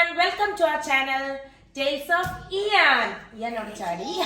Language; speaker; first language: English; non-native, local second language; Malayalam